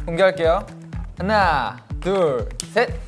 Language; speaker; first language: Korean; native; Korean